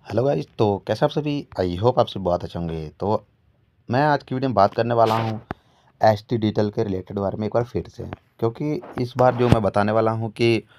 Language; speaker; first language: Hindi; native; Hindi